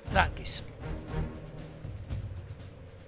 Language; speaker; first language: Spanish; native; Spanish